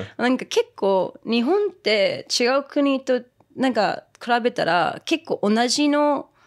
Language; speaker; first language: Japanese; early bilingual, heritage; Japanese